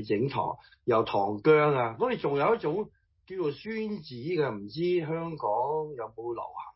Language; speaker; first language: Chinese; early bilingual, heritage; Cantonese